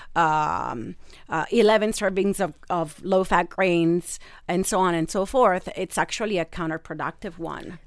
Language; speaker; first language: English; non-native, fluent; Italian